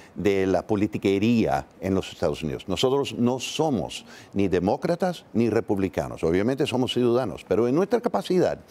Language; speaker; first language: Spanish; non-native, fluent; English